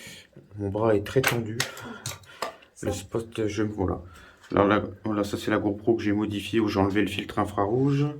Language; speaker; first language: French; native; French